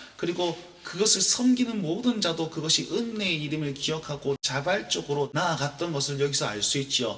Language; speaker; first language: Korean; native; Korean